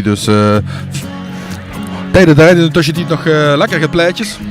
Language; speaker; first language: Dutch; native; Dutch